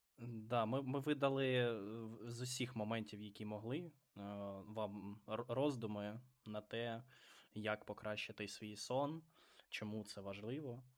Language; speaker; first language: Ukrainian; non-native, local second language; Russian